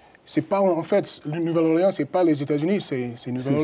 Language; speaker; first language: French; non-native, fluent; English